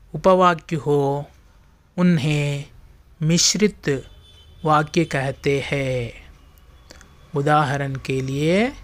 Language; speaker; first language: Hindi; non-native, local second language; Telugu